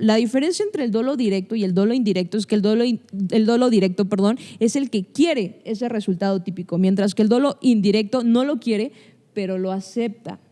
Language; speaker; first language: Spanish; native; Spanish